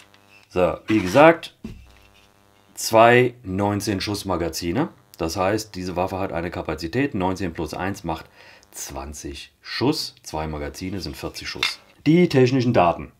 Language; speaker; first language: German; native; German